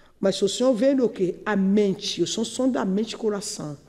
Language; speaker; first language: Portuguese; non-native, learner; Yoruba